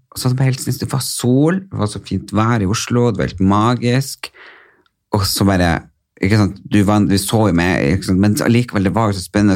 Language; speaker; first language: Norwegian; native; Norwegian